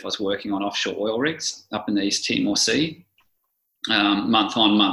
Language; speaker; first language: English; native; English